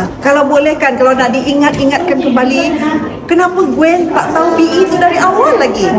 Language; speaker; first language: Malay; non-native, local second language; Chinese